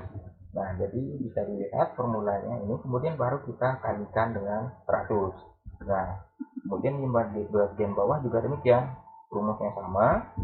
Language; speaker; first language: Indonesian; native; Indonesian